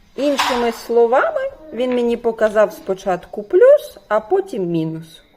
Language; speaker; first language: Ukrainian; non-native, local second language; Russian